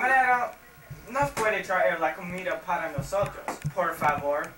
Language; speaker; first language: Spanish; non-native, learner; English